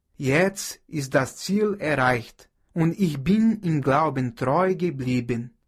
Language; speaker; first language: German; non-native, fluent; Portuguese